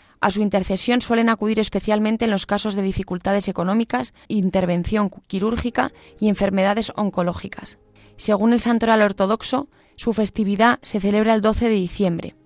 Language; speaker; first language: Spanish; native; Spanish